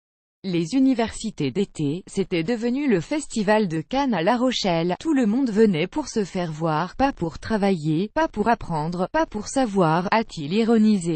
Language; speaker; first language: French; native; French